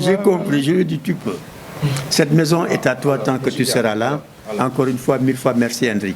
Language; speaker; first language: French; non-native, local second language; Wolof